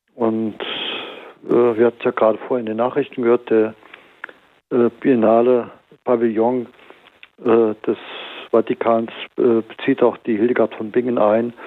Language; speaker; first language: German; native; German